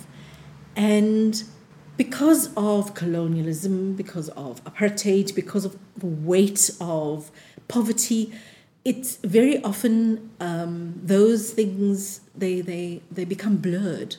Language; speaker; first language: English; native; English